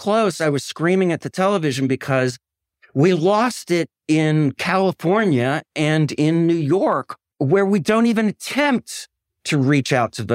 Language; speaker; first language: English; native; English